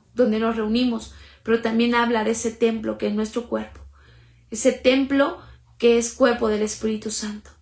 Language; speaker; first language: Spanish; native; Spanish